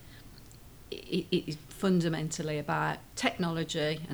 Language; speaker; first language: English; native; English